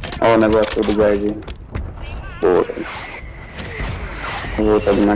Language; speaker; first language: Portuguese; native; Portuguese